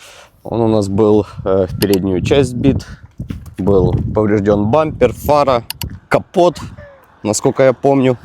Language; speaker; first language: Russian; native; Russian